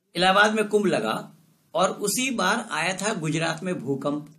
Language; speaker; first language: Hindi; non-native, local second language; Bangla